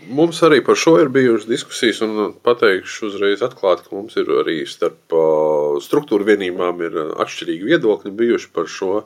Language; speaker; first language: Latvian; native; Latvian